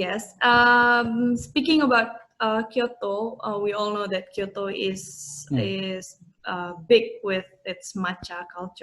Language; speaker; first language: English; non-native, fluent; Indonesian